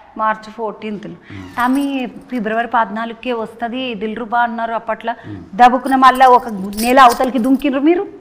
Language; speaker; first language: Telugu; native; Telugu